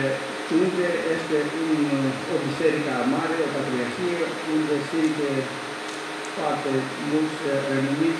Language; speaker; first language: Romanian; non-native, learner; Greek